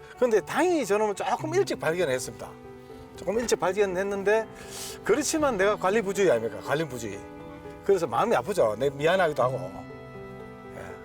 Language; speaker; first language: Korean; native; Korean